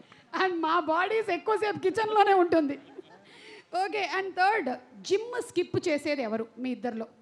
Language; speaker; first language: Telugu; native; Telugu